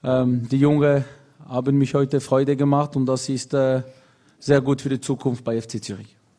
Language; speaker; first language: German; non-native, local second language; French